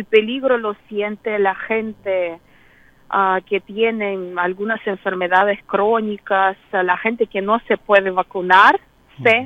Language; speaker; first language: Spanish; non-native, fluent; Russian